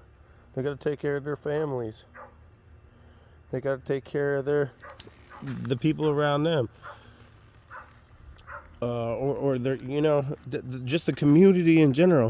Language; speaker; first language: English; native; English